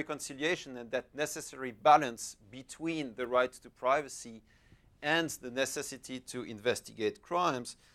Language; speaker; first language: English; non-native, fluent; French